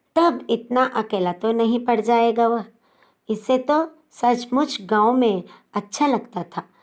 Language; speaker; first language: Hindi; non-native, local second language; Telugu